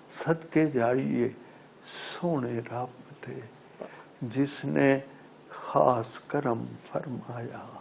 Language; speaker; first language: Urdu; non-native, local second language; Punjabi